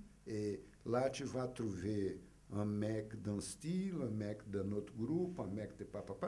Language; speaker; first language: French; non-native, fluent; Portuguese